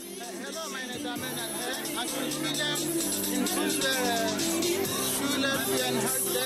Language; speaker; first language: German; non-native, learner; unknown